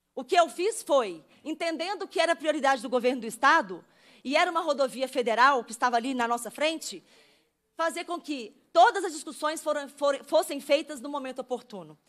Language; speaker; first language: Portuguese; native; Portuguese